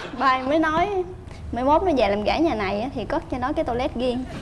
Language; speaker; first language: Vietnamese; native; Vietnamese